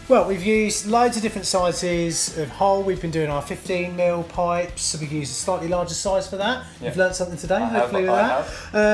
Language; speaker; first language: English; native; English